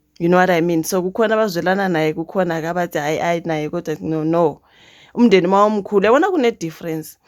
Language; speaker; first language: Zulu; native; Zulu